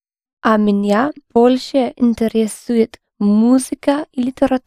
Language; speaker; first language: Russian; non-native, learner; English